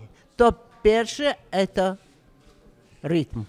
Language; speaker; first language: Polish; non-native, learner; Russian